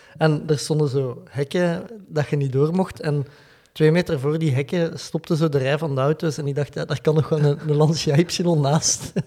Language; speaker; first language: Dutch; native; Dutch